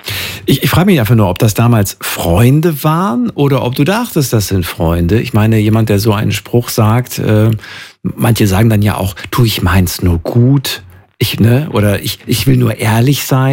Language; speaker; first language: German; native; German